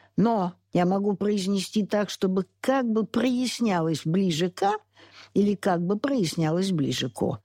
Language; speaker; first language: Russian; native; Russian